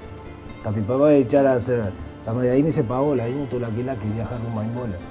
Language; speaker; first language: Indonesian; non-native, fluent; Spanish